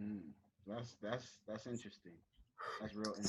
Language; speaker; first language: English; native; English